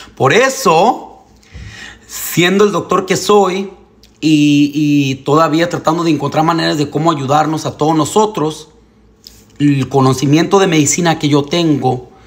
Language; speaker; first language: Spanish; early bilingual, heritage; Spanish